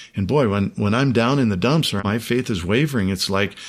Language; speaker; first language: English; native; English